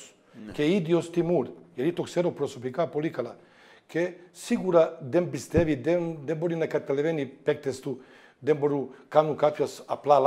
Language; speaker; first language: Greek; non-native, fluent; Serbian